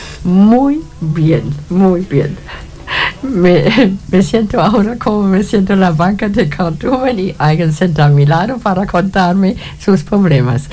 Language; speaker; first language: Spanish; non-native, fluent; German